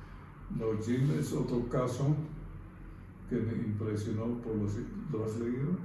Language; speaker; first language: Spanish; non-native, fluent; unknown